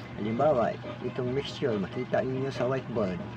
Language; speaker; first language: Filipino; non-native, local second language; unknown